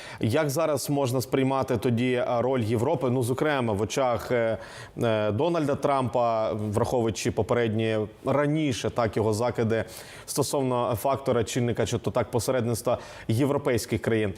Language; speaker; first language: Ukrainian; native; Ukrainian